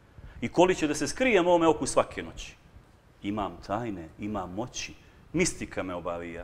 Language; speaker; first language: Serbian; native; Serbian